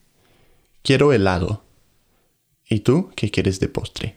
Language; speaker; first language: Spanish; non-native, fluent; English